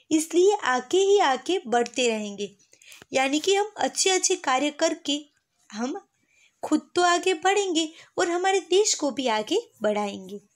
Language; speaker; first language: Hindi; non-native, local second language; Gujarati